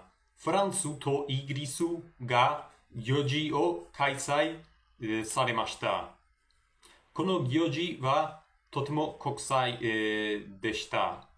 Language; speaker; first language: Japanese; non-native, learner; Spanish